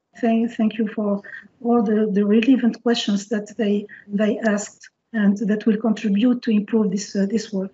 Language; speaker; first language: English; non-native, fluent; French